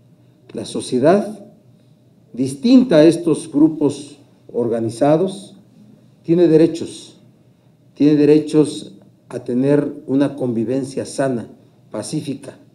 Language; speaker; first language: Spanish; native; Spanish